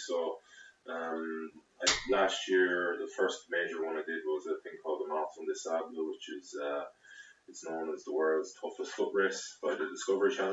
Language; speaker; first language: English; native; English